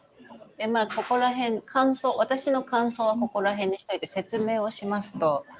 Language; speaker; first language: Japanese; native; Japanese